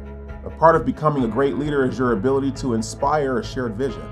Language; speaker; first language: English; native; English